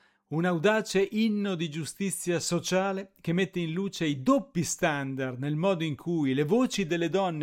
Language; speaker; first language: Italian; native; Italian